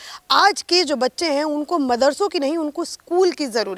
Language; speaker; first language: Hindi; native; Hindi